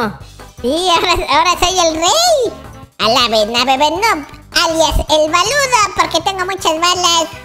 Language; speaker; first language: Spanish; native; Spanish